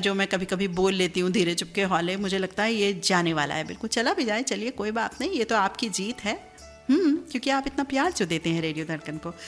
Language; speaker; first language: Hindi; native; Hindi